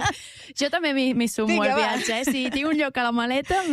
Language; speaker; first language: Catalan; native; Catalan